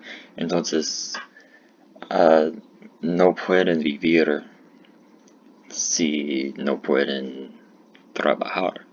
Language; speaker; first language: Spanish; non-native, learner; English